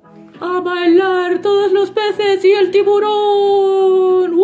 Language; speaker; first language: Spanish; non-native, fluent; English